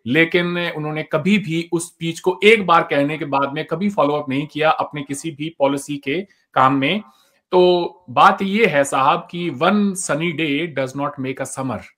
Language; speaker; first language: Hindi; native; Hindi